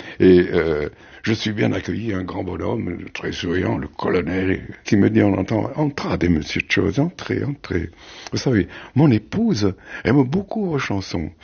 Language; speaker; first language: French; native; French